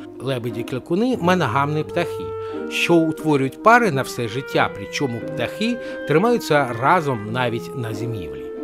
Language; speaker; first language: Ukrainian; non-native, local second language; Russian